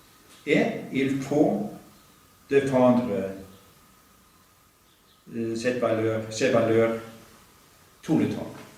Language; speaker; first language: French; non-native, fluent; Norwegian